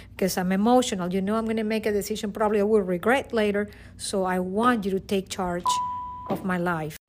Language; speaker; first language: English; non-native, fluent; Spanish